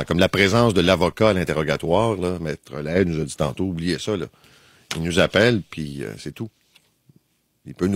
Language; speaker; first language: French; native; French